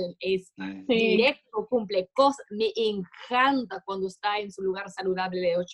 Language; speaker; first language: Spanish; non-native, fluent; English